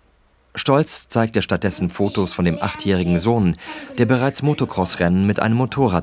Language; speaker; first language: German; native; German